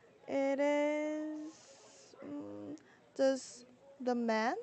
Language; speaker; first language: English; non-native, learner; Korean